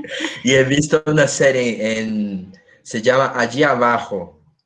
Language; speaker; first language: Spanish; non-native, fluent; Portuguese